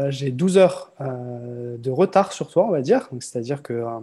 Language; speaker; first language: French; native; French